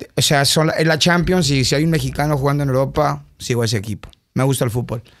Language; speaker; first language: Spanish; early bilingual, heritage; Spanish